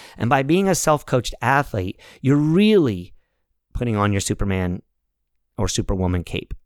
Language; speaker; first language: English; native; English